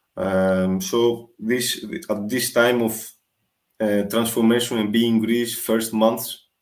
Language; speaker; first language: English; non-native, fluent; Greek